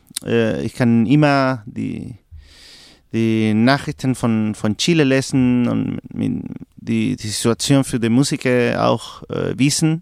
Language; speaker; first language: German; non-native, learner; Spanish